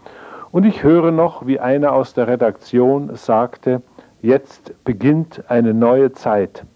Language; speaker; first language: German; native; German